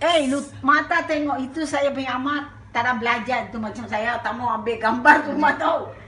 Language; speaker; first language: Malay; non-native, local second language; Tamil